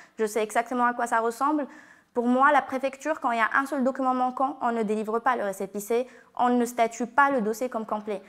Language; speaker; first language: French; non-native, local second language; Arabic